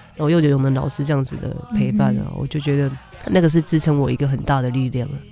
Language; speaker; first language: Chinese; non-native, local second language; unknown